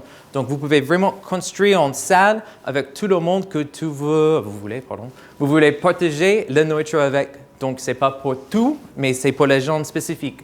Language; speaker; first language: French; non-native, fluent; English